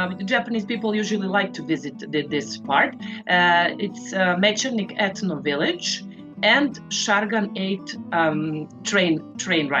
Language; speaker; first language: English; non-native, fluent; Serbian